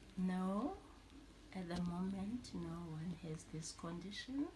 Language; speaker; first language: English; non-native, local second language; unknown